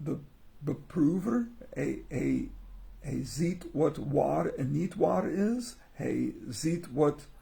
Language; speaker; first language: Dutch; non-native, learner; English